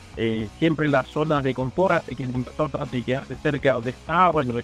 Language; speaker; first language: Spanish; native; Spanish